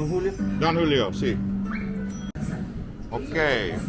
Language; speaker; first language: Spanish; non-native, learner; English